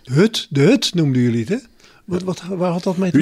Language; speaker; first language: Dutch; native; Dutch